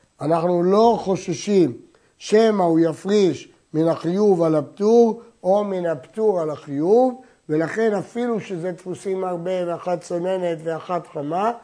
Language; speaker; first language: Hebrew; native; Hebrew